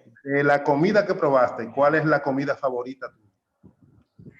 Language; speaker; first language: Spanish; native; Spanish